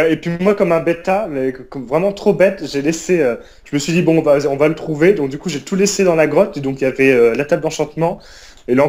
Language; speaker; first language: French; native; French